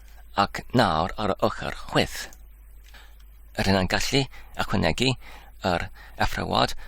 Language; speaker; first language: Welsh; non-native, learner; English